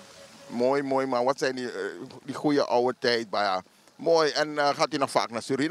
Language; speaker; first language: Dutch; native; Dutch